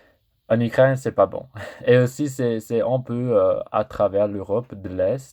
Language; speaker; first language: French; non-native, fluent; English